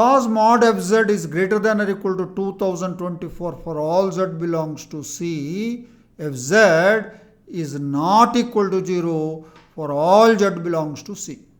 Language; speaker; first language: English; non-native, local second language; Telugu